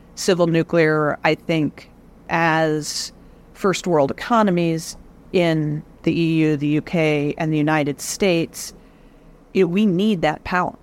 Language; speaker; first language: English; native; English